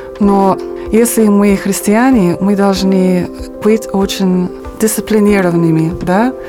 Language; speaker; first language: Russian; non-native, fluent; English